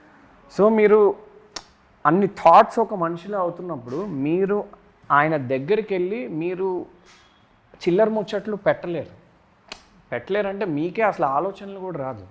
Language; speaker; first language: Telugu; native; Telugu